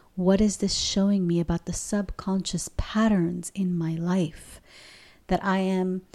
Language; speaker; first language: English; non-native, fluent; Spanish